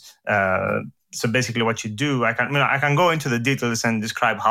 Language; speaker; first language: English; non-native, fluent; Greek